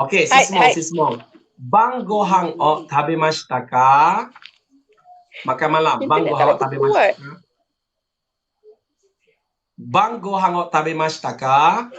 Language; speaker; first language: Japanese; non-native, fluent; Malay